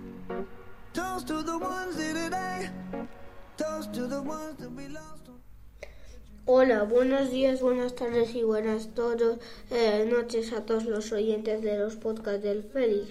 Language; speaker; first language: Spanish; early bilingual, other home language; Arabic